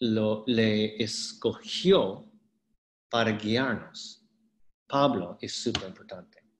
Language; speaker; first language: Spanish; non-native, fluent; English